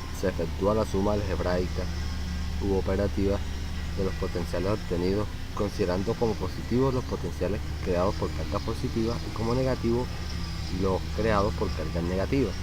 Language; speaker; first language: Spanish; native; Spanish